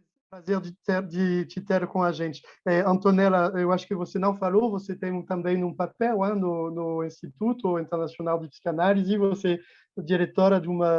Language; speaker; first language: Portuguese; non-native, fluent; French